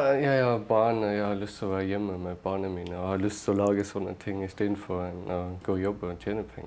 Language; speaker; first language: Norwegian; non-native, fluent; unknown